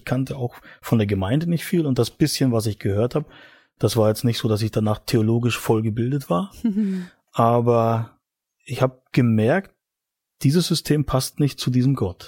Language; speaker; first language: German; native; German